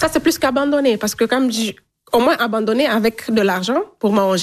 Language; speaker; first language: French; non-native, local second language; Fula